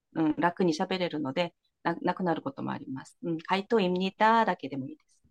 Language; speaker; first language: Japanese; non-native, fluent; Korean